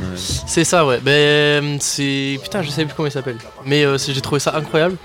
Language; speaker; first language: French; native; French